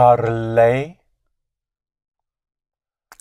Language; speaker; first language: Italian; non-native, learner; English